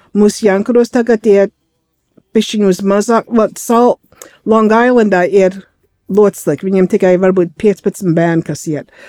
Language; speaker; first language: Latvian; early bilingual, heritage; Latvian